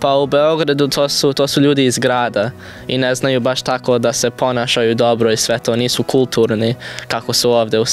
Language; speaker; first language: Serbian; early bilingual, heritage; English